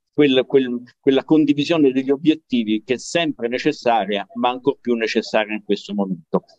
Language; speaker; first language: Italian; native; Italian